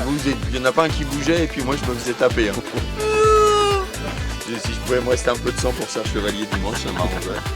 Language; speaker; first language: French; native; French